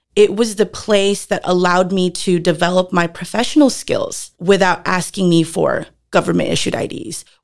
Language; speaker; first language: English; early bilingual, other home language; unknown